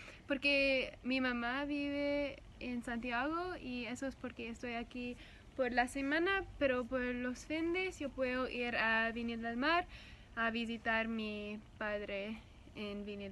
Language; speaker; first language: Spanish; non-native, learner; English